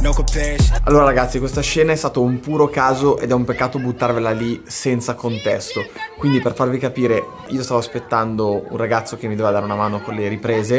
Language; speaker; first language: Italian; native; Italian